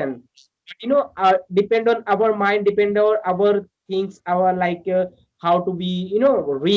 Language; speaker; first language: English; non-native, learner; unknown